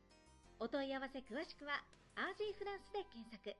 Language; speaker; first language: Japanese; native; Japanese